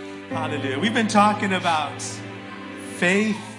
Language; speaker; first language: English; native; English